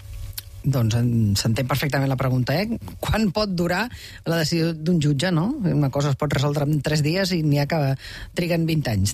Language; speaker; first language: Catalan; native; Catalan